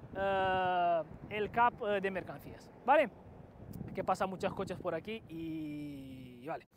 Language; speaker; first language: Spanish; non-native, fluent; Romanian